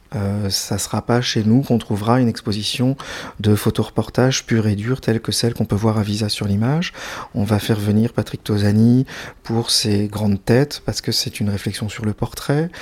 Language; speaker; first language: French; native; French